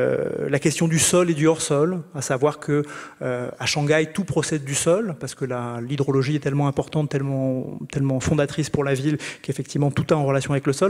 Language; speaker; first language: French; native; French